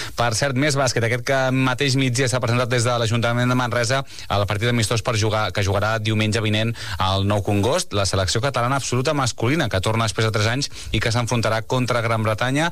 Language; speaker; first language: Catalan; native; Catalan